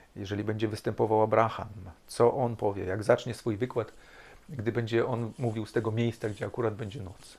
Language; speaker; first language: Polish; early bilingual, heritage; Polish